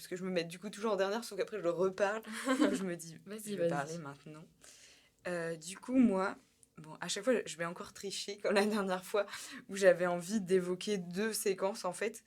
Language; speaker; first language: French; native; French